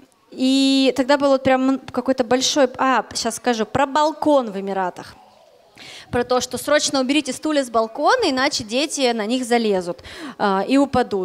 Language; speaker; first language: Russian; native; Russian